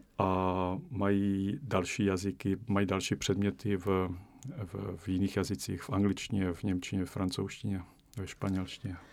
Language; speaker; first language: Czech; native; Czech